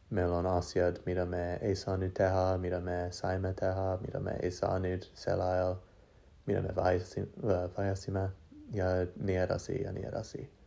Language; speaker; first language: Estonian; non-native, learner; English